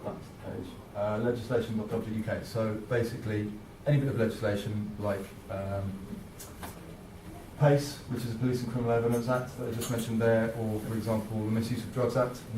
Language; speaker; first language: English; native; English